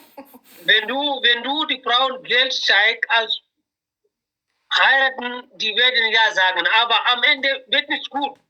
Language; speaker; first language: German; non-native, learner; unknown